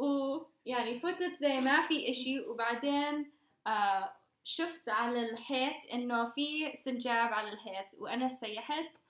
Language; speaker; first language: Arabic; non-native, learner; English